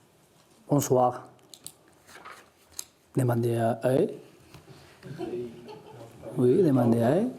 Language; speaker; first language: French; non-native, learner; Spanish